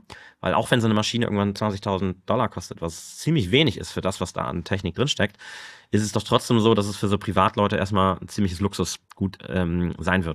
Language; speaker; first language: German; native; German